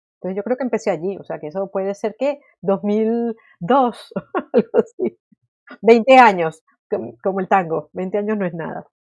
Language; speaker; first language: Spanish; native; Spanish